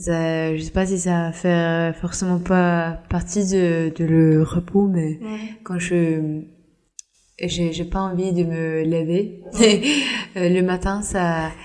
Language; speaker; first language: French; non-native, fluent; Norwegian